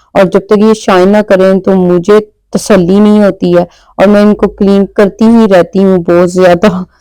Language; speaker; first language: Urdu; non-native, local second language; Punjabi